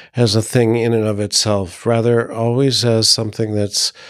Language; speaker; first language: English; native; English